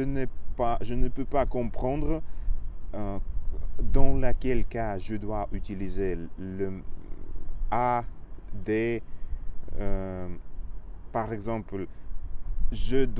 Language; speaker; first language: French; non-native, learner; Russian